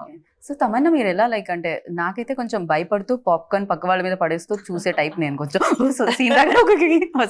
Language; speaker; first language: Telugu; native; Telugu